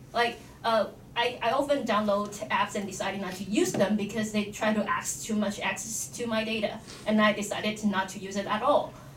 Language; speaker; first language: English; non-native, fluent; Chinese